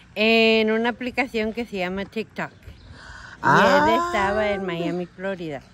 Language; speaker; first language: Spanish; native; Spanish